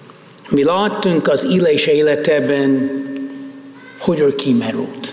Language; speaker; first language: Hungarian; non-native, fluent; English